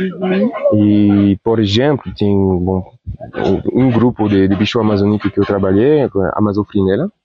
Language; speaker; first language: Portuguese; non-native, fluent; Spanish